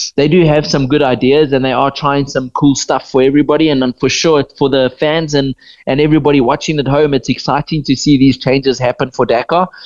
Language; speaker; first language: English; native; English